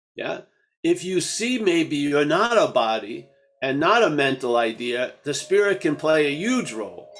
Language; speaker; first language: English; native; English